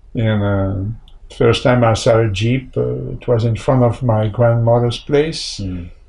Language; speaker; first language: English; non-native, fluent; French